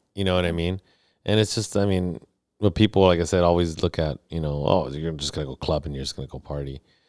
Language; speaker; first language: English; early bilingual, other home language; Spanish